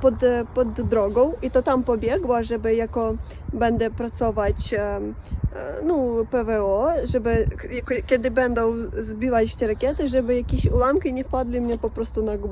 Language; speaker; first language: Polish; non-native, fluent; Russian